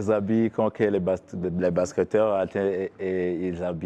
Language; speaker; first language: French; non-native, learner; Kinyarwanda